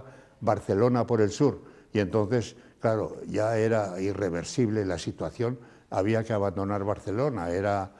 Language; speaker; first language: Spanish; native; Spanish